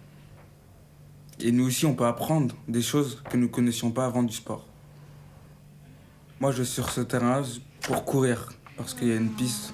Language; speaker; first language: French; native; French